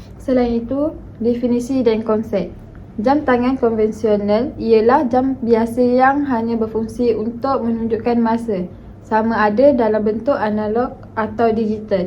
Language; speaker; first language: Malay; native; Malay